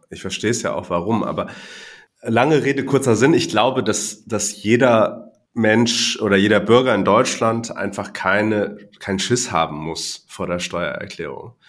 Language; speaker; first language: German; non-native, fluent; Cantonese